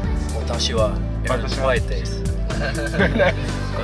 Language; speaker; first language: Japanese; non-native, learner; Polish